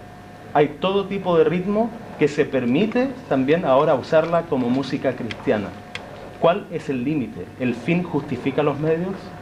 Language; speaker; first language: Spanish; native; Spanish